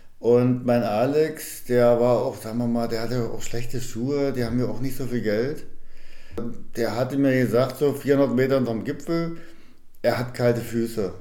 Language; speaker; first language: German; native; German